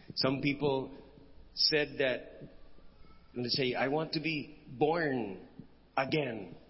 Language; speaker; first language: English; non-native, local second language; Filipino